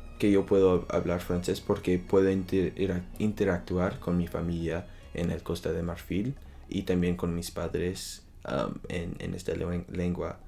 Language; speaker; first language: Spanish; non-native, learner; French